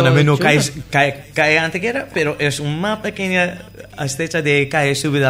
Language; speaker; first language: Spanish; non-native, learner; English